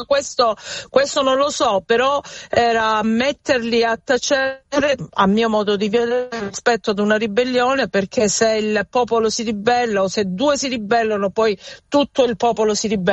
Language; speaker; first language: Italian; native; Italian